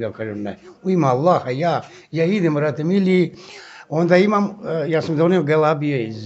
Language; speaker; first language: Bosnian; non-native, local second language; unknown